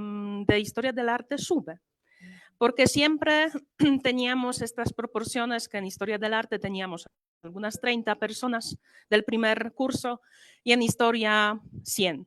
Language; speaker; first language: Spanish; non-native, fluent; Polish